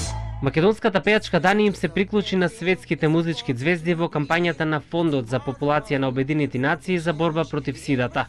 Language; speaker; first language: Macedonian; native; Macedonian